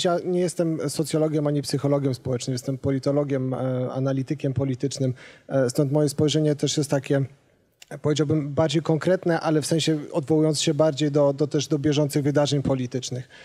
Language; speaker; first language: Polish; native; Polish